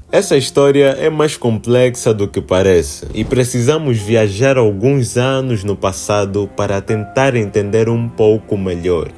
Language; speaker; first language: Portuguese; native; Portuguese